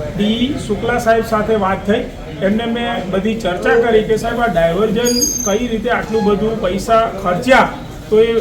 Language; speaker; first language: Gujarati; native; Gujarati